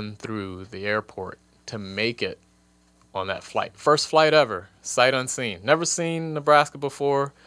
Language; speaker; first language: English; native; English